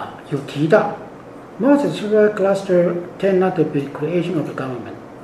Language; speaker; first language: English; non-native, fluent; Chinese